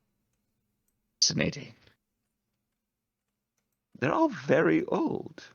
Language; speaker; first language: English; native; English